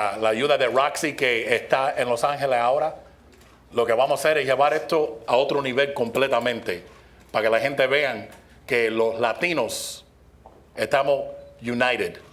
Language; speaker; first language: Spanish; early bilingual, other home language; English